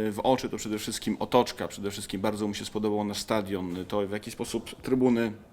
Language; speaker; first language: Polish; native; Polish